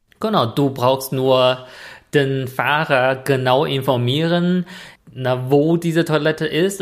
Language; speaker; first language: German; non-native, fluent; Chinese